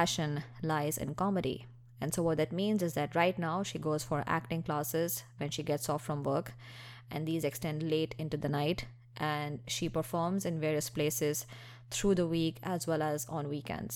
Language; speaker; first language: English; non-native, local second language; Hindi